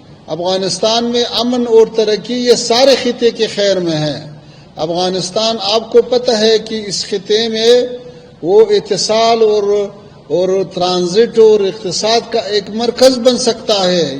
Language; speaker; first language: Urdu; non-native, fluent; Pashto